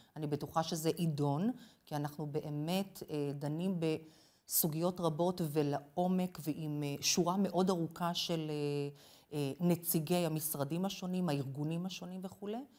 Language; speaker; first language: Hebrew; non-native, fluent; English